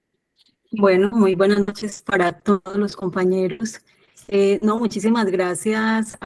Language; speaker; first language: Spanish; native; Spanish